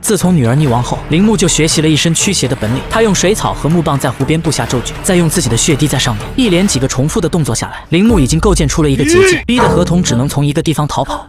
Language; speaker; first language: Chinese; native; Chinese